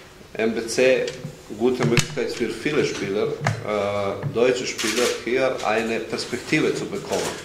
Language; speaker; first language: German; non-native, fluent; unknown